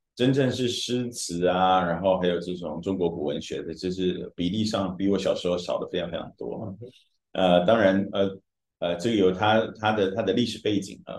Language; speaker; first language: Chinese; native; Chinese